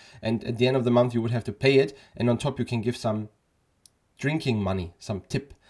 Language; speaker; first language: English; non-native, fluent; German